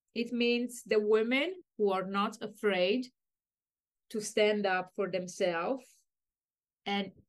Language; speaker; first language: English; non-native, fluent; Romanian